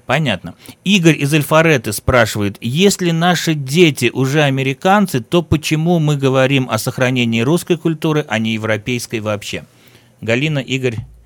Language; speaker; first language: Russian; native; Russian